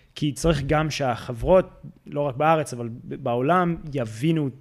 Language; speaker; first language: Hebrew; early bilingual, heritage; Hebrew